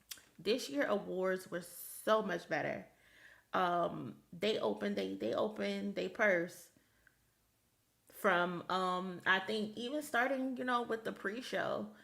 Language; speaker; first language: English; native; English